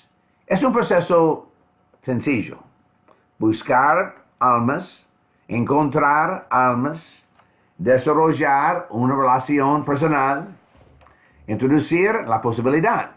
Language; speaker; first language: Spanish; non-native, fluent; English